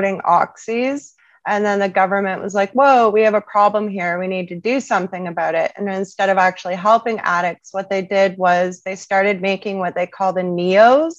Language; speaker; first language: English; native; English